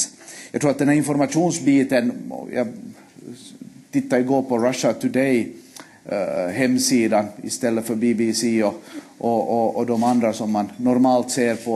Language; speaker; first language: Swedish; native; Swedish